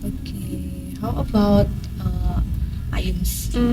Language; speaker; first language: English; non-native, learner; Indonesian